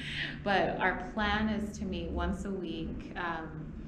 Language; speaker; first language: English; native; English